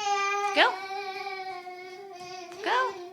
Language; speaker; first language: English; native; English